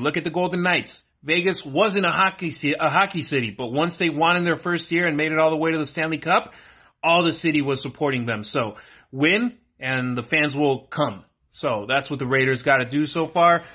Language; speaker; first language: English; early bilingual, other home language; Spanish